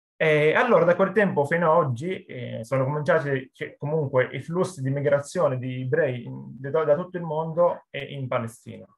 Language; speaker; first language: Italian; non-native, fluent; Arabic